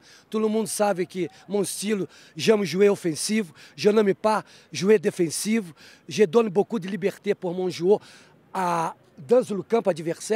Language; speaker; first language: French; non-native, fluent; Portuguese